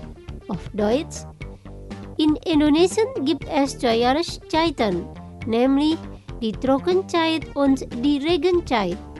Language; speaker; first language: German; non-native, fluent; Indonesian